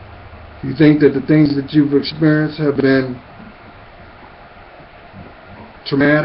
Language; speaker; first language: English; native; English